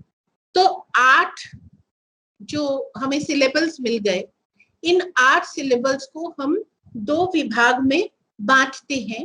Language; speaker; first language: Hindi; non-native, fluent; Bangla